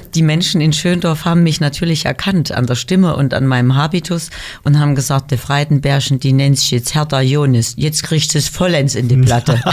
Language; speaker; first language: German; native; German